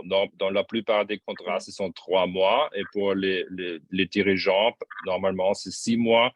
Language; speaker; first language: French; non-native, fluent; German